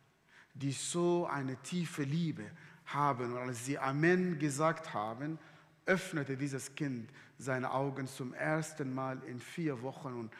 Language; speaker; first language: German; non-native, fluent; Arabic